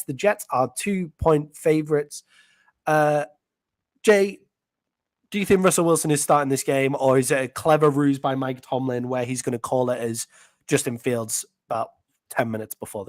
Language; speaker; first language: English; native; English